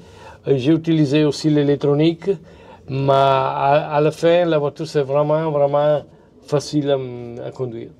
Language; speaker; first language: French; non-native, fluent; Italian